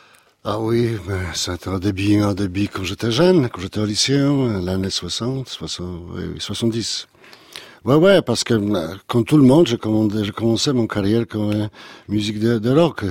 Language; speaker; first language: French; non-native, learner; Polish